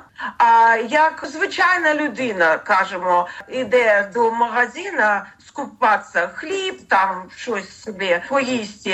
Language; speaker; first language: Ukrainian; non-native, learner; Russian